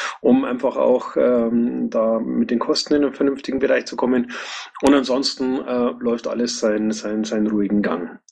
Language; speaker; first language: German; native; German